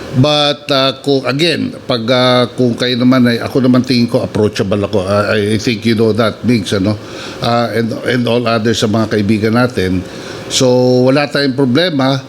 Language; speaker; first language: Filipino; native; Filipino